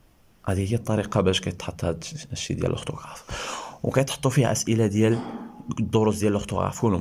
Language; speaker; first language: Arabic; native; Arabic